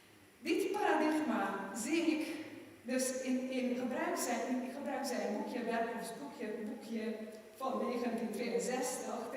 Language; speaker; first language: Dutch; non-native, fluent; German